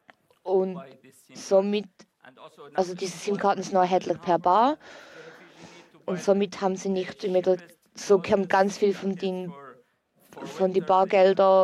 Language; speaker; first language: German; non-native, learner; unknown